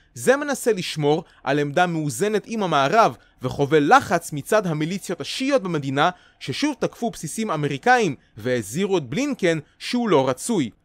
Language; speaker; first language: Hebrew; native; Hebrew